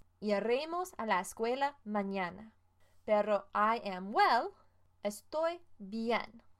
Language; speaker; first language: Spanish; non-native, fluent; English